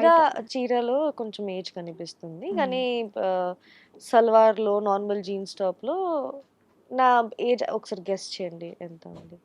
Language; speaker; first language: Telugu; non-native, learner; Bangla